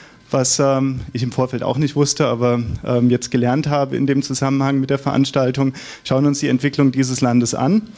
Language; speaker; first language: German; native; German